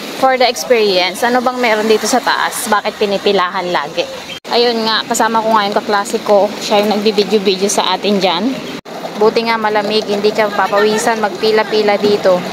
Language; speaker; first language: Filipino; native; Filipino